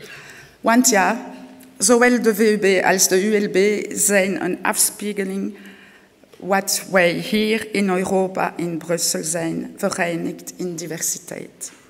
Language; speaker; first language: Dutch; non-native, local second language; French